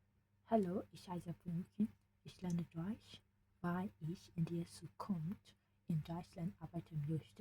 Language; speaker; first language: German; non-native, learner; Burmese